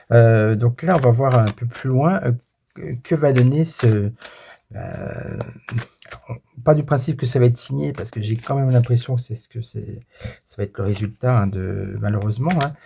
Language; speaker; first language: French; native; French